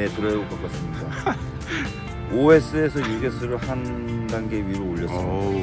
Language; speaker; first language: Korean; native; Korean